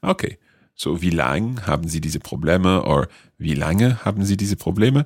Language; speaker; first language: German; non-native, learner; English